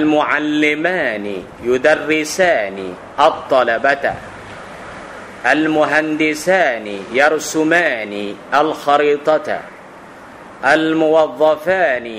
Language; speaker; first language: Arabic; non-native, fluent; Thai